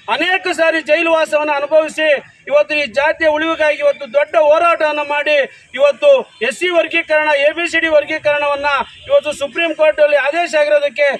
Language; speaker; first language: Kannada; native; Kannada